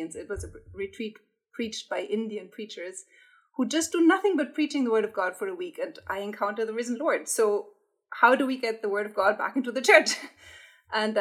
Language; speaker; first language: English; non-native, fluent; German